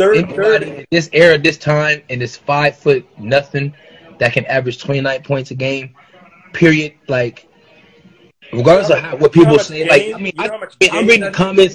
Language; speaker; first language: English; native; English